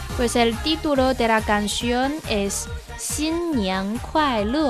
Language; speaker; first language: Spanish; non-native, fluent; Chinese